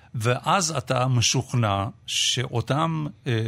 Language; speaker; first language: Hebrew; non-native, fluent; Romanian